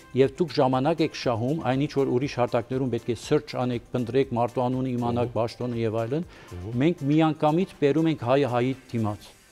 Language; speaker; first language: Armenian; early bilingual, heritage; Armenian